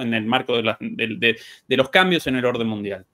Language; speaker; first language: Spanish; native; Spanish